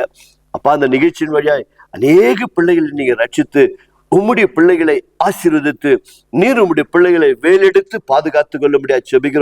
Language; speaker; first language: Tamil; native; Tamil